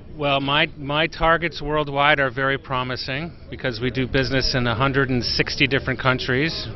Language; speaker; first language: English; native; English